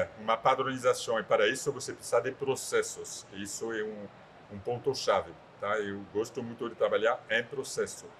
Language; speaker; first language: Portuguese; non-native, fluent; French